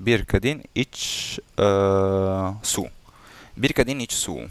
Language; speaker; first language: Turkish; non-native, learner; Italian